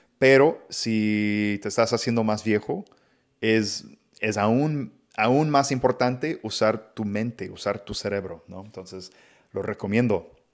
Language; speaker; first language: Spanish; non-native, fluent; English